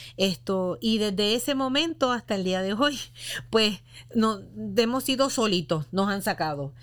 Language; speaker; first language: Spanish; native; Spanish